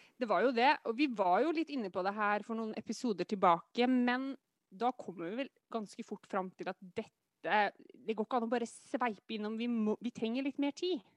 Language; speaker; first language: Norwegian; native; Norwegian